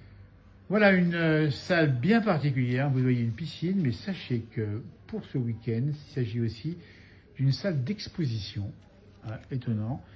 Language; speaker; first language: French; native; French